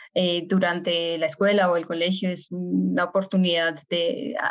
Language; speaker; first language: Spanish; native; Spanish